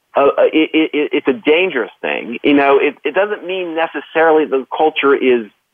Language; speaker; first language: English; native; English